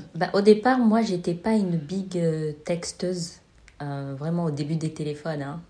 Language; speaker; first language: French; native; French